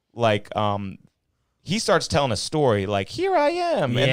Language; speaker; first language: English; native; English